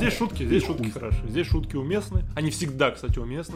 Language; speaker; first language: Russian; native; Russian